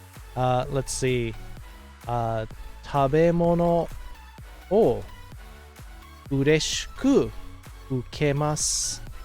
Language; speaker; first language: Japanese; non-native, fluent; English